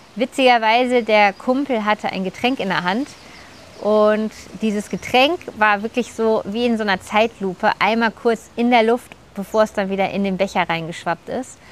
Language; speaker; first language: German; native; German